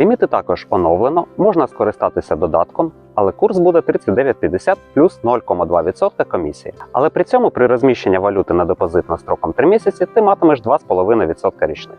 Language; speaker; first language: Ukrainian; native; Ukrainian